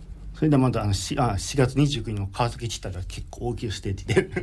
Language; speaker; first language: Japanese; native; Japanese